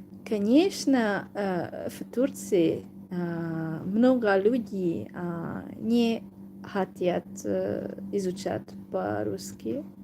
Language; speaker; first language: Russian; non-native, learner; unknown